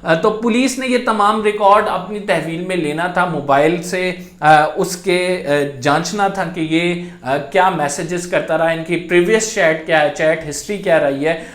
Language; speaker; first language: Urdu; native; Urdu